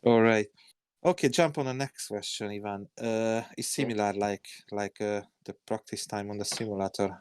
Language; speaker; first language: English; non-native, learner; Hungarian